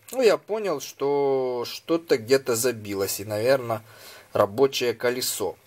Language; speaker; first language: Russian; non-native, local second language; Ukrainian